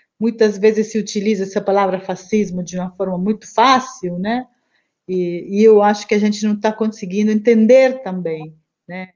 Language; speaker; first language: Portuguese; non-native, fluent; Italian